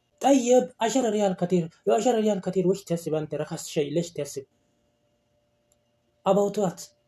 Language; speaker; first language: Arabic; non-native, learner; Oromo